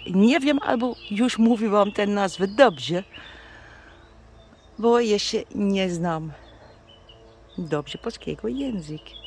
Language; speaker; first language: Polish; non-native, learner; Dutch